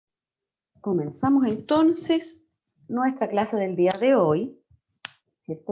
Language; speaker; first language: Spanish; native; Spanish